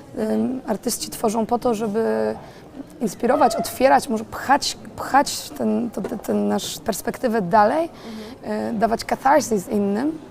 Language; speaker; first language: Polish; native; Polish